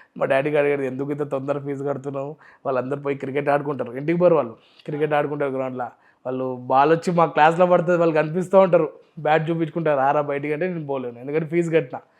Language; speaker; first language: Telugu; non-native, local second language; Urdu